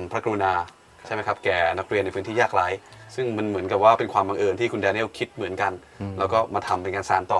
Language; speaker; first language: Thai; native; Thai